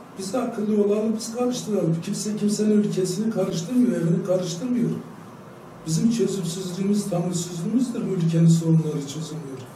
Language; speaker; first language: Turkish; non-native, local second language; Kurdish